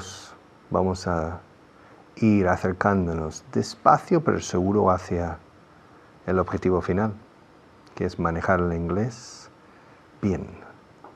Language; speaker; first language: Spanish; non-native, fluent; English